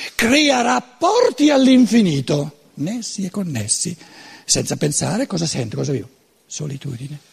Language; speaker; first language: Italian; non-native, fluent; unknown